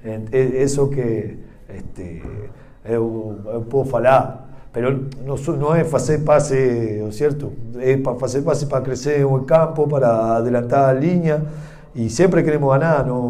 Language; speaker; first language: Portuguese; non-native, learner; Spanish